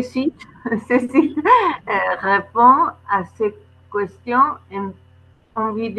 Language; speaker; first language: French; non-native, learner; Spanish